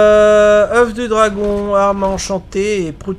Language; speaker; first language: French; native; French